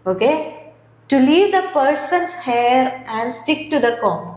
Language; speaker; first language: English; non-native, local second language; Malayalam